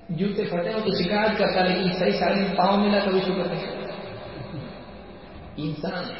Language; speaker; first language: Urdu; native; Urdu